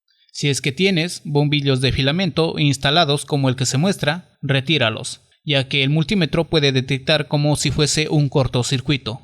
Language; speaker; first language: Spanish; native; Spanish